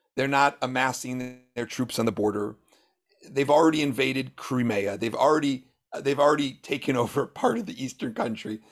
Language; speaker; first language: English; native; English